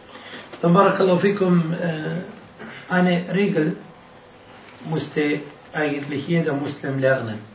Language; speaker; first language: German; non-native, fluent; Arabic